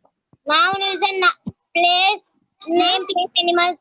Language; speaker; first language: English; non-native, learner; Hindi